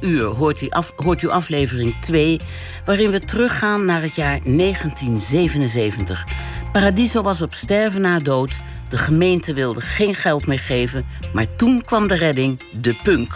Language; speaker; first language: Dutch; native; Dutch